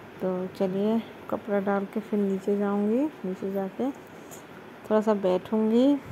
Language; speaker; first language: Hindi; non-native, local second language; Bangla